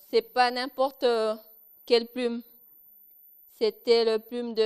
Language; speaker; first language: French; non-native, local second language; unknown